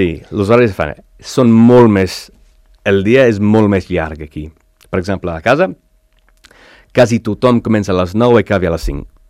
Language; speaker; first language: Catalan; non-native, learner; English